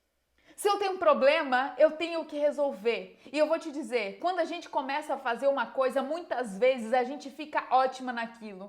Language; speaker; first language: Portuguese; native; Portuguese